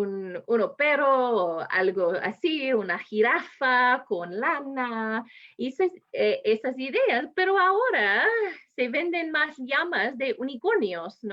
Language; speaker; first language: Spanish; non-native, fluent; English